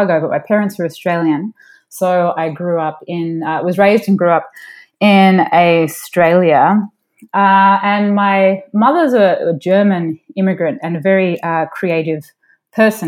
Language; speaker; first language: English; native; English